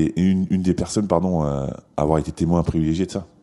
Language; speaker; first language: French; native; French